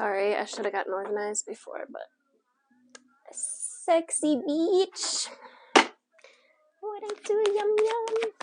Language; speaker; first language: English; native; English